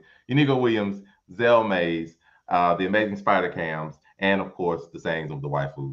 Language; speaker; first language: English; native; English